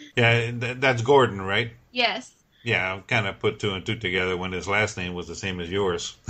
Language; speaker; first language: English; native; English